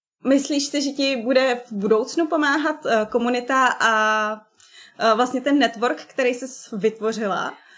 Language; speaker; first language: Czech; native; Czech